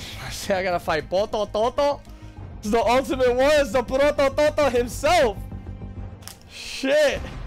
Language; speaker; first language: English; early bilingual, other home language; Spanish